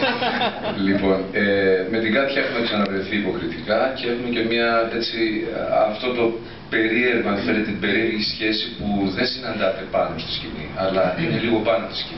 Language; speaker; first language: Greek; native; Greek